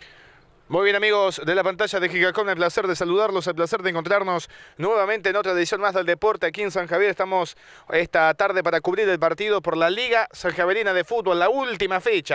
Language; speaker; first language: Spanish; native; Spanish